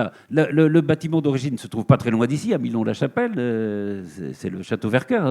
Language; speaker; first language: French; native; French